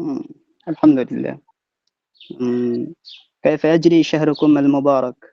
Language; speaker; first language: Arabic; non-native, fluent; Bangla